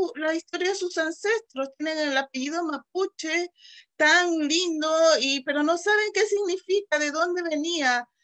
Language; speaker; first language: Spanish; native; Spanish